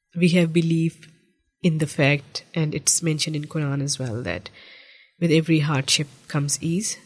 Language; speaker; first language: English; non-native, local second language; Urdu